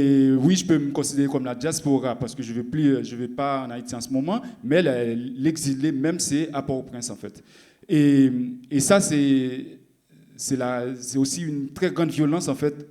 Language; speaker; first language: French; non-native, local second language; Haitian Creole